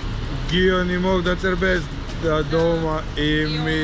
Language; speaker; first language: Russian; non-native, fluent; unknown